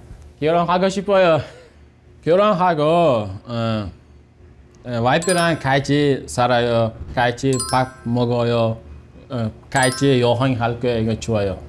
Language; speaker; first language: Korean; non-native, learner; Uzbek